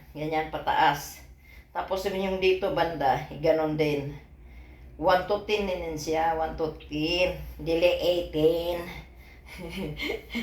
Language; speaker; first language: Filipino; non-native, local second language; Cebuano